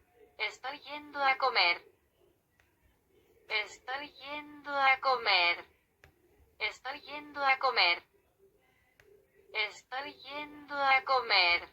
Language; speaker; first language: Spanish; non-native, learner; Haitian Creole